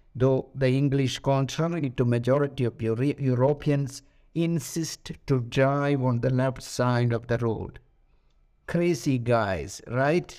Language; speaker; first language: English; non-native, local second language; Malayalam